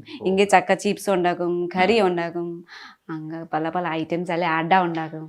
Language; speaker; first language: Malayalam; non-native, learner; Nepali